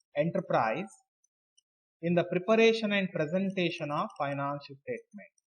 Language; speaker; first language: English; non-native, local second language; Kannada